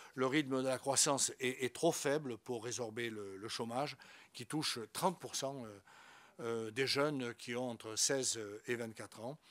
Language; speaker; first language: French; native; French